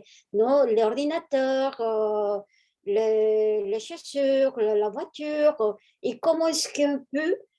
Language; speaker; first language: French; non-native, fluent; Spanish